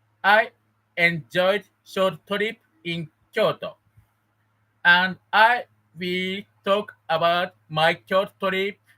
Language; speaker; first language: English; non-native, learner; Japanese